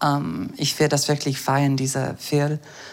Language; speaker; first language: German; non-native, fluent; English